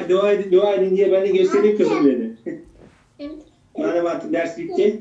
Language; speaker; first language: Turkish; native; Turkish